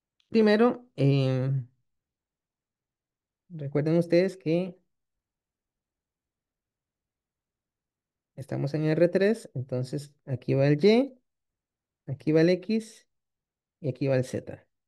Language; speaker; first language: Spanish; native; Spanish